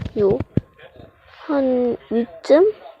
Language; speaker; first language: Korean; native; Korean